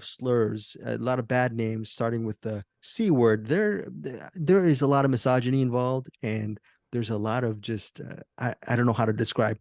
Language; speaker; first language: English; native; English